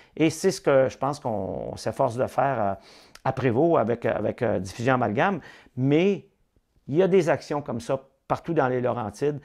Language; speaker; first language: French; native; French